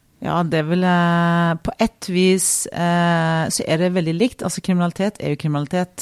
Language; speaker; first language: Norwegian; native; Norwegian